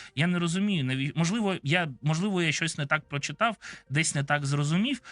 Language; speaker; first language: Ukrainian; non-native, local second language; Russian